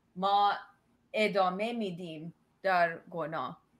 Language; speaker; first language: Persian; non-native, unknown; English